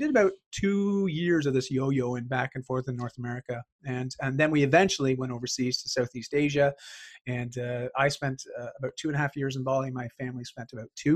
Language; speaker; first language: English; native; English